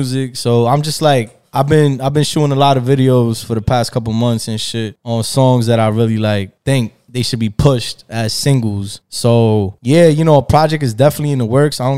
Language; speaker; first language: English; early bilingual, other home language; Spanish